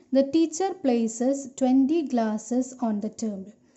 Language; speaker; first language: English; non-native, local second language; Malayalam